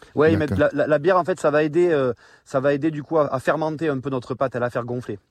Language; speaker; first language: French; native; French